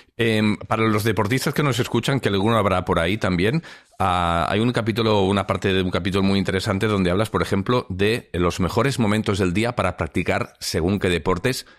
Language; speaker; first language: Spanish; non-native, local second language; Catalan